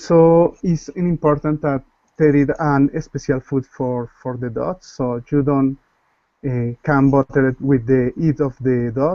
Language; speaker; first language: English; non-native, learner; Spanish